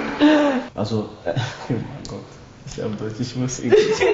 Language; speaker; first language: German; non-native, learner; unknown